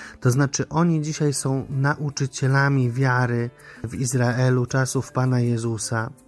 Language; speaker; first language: Polish; native; Polish